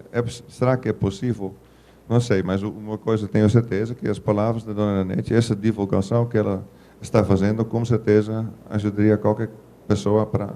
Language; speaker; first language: Portuguese; non-native, fluent; Dutch